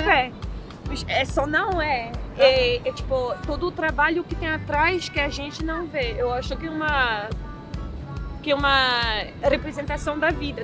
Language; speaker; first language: Portuguese; non-native, fluent; French